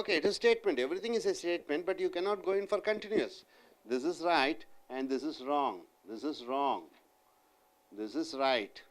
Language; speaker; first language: English; non-native, local second language; Tamil